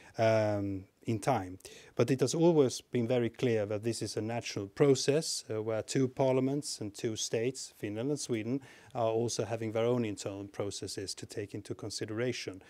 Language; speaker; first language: English; non-native, fluent; Swedish